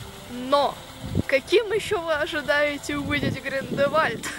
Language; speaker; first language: Russian; native; Russian